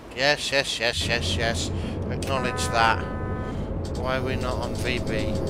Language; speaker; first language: English; native; English